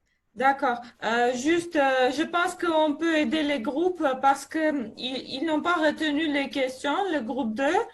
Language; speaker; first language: French; non-native, fluent; Armenian